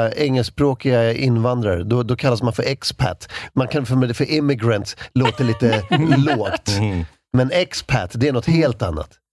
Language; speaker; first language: Swedish; native; Swedish